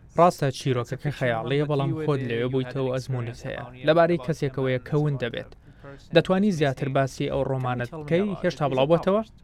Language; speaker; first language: Central Kurdish; native; Central Kurdish